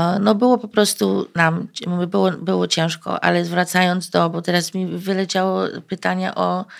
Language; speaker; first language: Polish; early bilingual, heritage; Polish